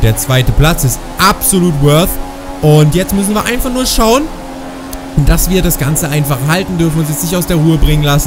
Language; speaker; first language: German; native; German